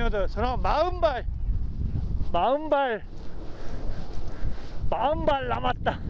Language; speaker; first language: Korean; native; Korean